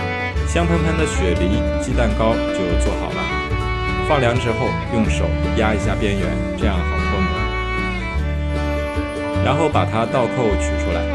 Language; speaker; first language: Chinese; native; Chinese